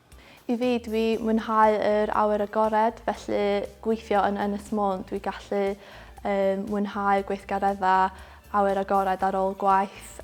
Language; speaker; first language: Welsh; non-native, local second language; English